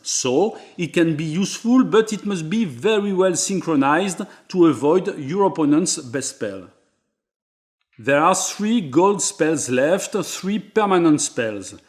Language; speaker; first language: English; non-native, fluent; French